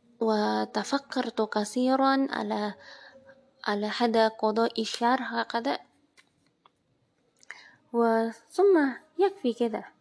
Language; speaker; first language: Arabic; non-native, learner; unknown